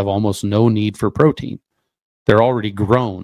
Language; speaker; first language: English; native; English